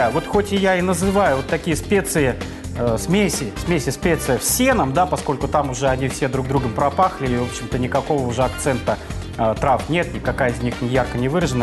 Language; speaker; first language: Russian; native; Russian